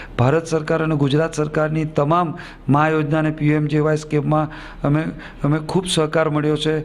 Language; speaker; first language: Gujarati; native; Gujarati